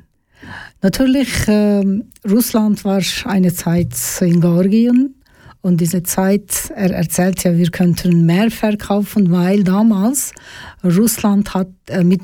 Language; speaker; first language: German; non-native, learner; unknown